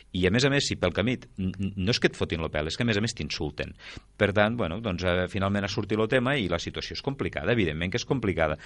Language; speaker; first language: Catalan; native; Catalan